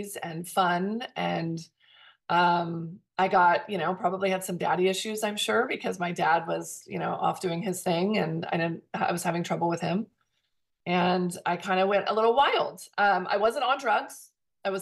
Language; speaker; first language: English; native; English